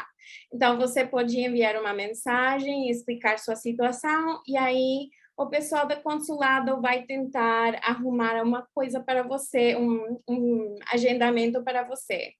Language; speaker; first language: Portuguese; non-native, fluent; English